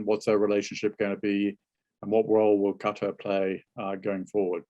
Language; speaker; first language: English; native; English